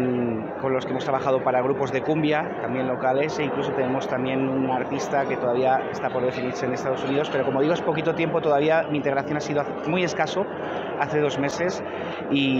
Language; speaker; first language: Spanish; native; Spanish